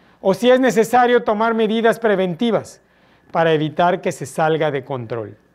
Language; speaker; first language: Spanish; native; Spanish